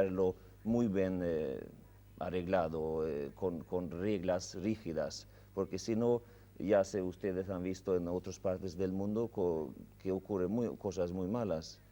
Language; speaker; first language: Spanish; non-native, fluent; Swedish